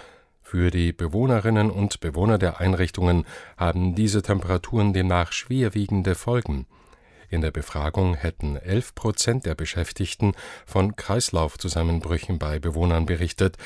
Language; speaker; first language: German; native; German